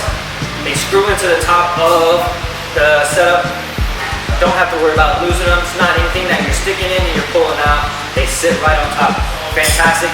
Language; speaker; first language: English; native; English